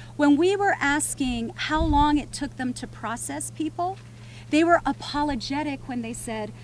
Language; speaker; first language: English; early bilingual, other home language; Spanish